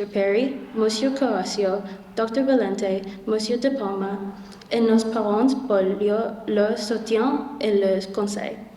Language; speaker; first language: French; non-native, learner; English